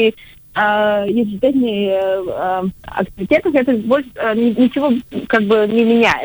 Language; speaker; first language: Russian; non-native, local second language; Latvian